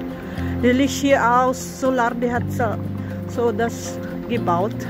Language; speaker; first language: German; non-native, learner; Filipino